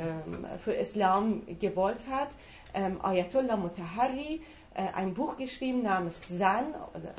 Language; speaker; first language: German; non-native, fluent; Persian